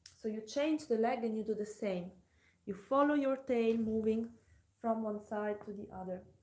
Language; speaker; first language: English; non-native, fluent; Italian